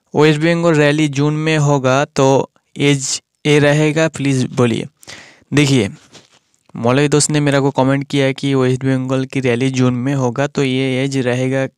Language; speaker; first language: Hindi; non-native, local second language; Bangla